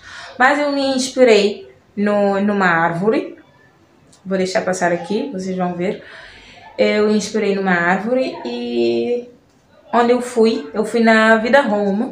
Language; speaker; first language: Portuguese; non-native, local second language; Kabuverdianu